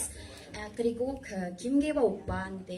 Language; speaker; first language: Korean; non-native, fluent; Indonesian